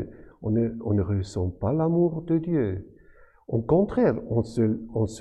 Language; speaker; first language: French; non-native, fluent; German